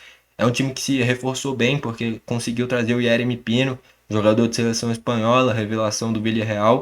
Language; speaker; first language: Portuguese; native; Portuguese